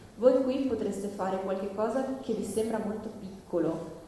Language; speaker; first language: Italian; non-native, fluent; English